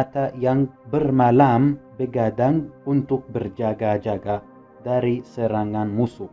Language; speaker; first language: Indonesian; non-native, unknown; Arabic